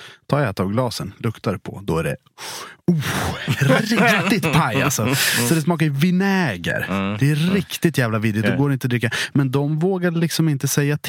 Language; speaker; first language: Swedish; native; Swedish